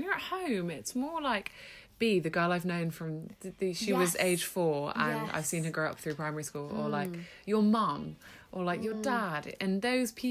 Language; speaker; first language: English; native; English